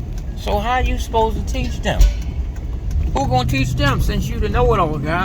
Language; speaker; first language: English; native; English